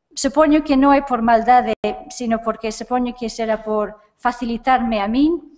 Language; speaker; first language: Galician; non-native, fluent; English